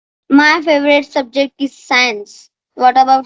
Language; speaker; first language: English; non-native, learner; Marathi